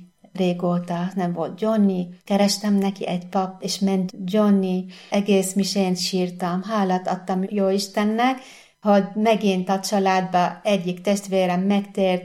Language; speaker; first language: Hungarian; non-native, learner; Arabic